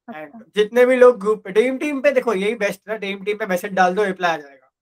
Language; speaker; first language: Hindi; non-native, local second language; Gujarati